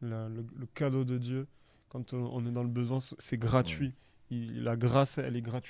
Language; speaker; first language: French; native; French